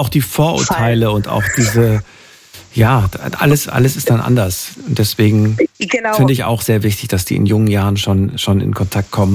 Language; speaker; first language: German; native; German